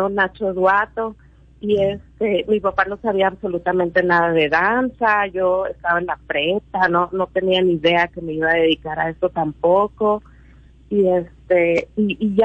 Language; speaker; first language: Spanish; native; Spanish